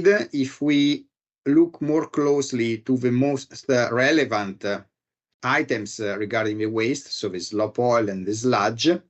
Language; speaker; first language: English; non-native, fluent; Italian